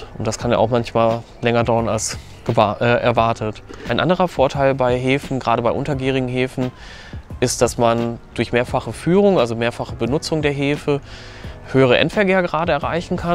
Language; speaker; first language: German; native; German